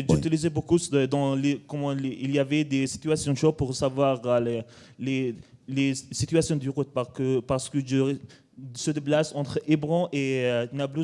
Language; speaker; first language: French; non-native, learner; Arabic